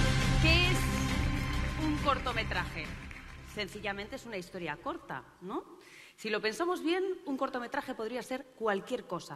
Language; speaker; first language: Spanish; native; Spanish